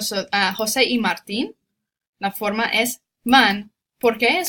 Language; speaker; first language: Spanish; non-native, fluent; English